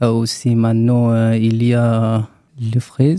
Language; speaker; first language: French; non-native, learner; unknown